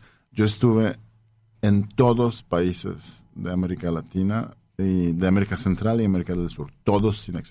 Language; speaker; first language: Spanish; non-native, fluent; Polish